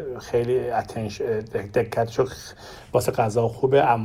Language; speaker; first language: Persian; non-native, learner; Turkish